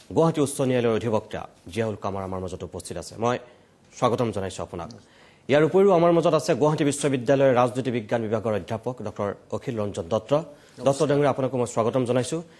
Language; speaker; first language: Assamese; native; Assamese